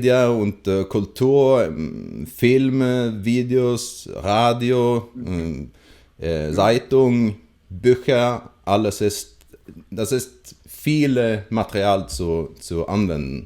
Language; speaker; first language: German; non-native, learner; Swedish